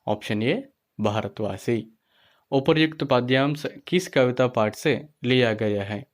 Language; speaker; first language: Hindi; non-native, local second language; Telugu